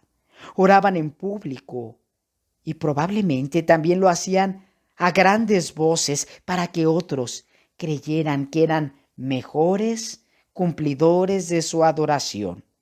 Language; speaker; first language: Spanish; native; Spanish